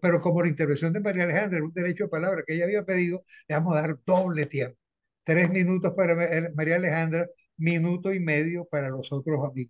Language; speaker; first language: Spanish; native; Spanish